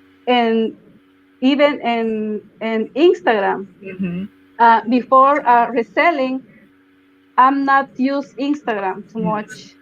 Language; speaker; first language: English; non-native, learner; Spanish